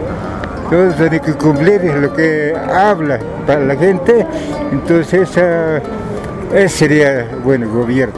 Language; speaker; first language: Spanish; non-native, local second language; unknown